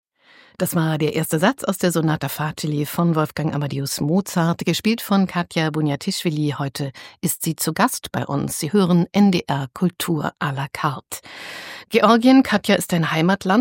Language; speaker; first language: German; native; German